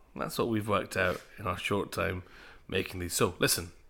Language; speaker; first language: English; native; English